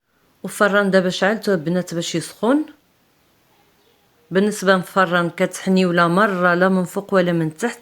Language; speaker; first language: Arabic; native; Arabic